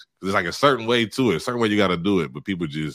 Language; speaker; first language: English; native; English